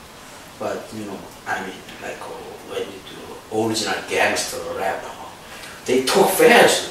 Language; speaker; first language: English; non-native, learner; Korean